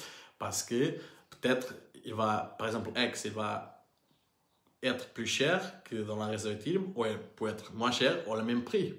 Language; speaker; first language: French; non-native, learner; Portuguese